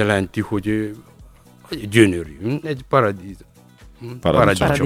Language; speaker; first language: Hungarian; non-native, fluent; Malagasy